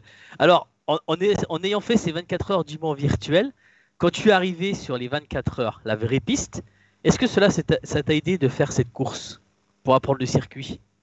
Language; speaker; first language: French; native; French